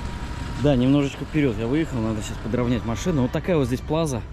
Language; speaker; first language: Russian; native; Russian